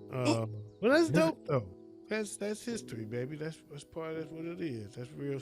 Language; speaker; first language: English; native; English